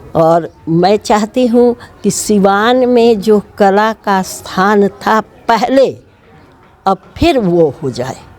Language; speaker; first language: Hindi; non-native, local second language; Bangla